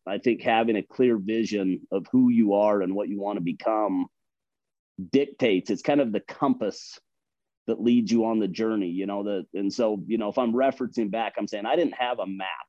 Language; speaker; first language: English; native; English